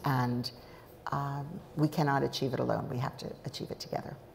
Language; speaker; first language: English; native; English